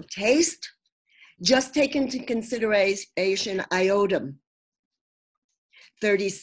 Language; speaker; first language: English; native; English